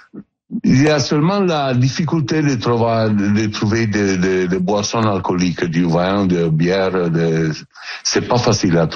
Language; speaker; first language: French; non-native, learner; Italian